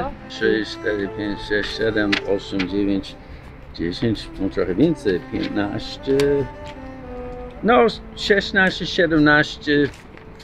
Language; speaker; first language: Polish; non-native, fluent; English